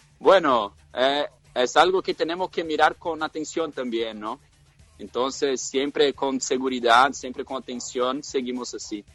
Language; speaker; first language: Spanish; non-native, fluent; Portuguese